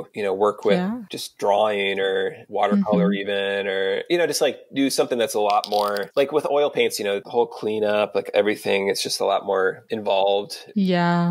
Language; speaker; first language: English; native; English